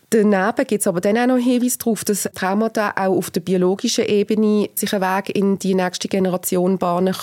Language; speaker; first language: German; native; German